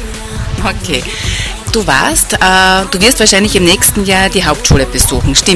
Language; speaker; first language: German; native; German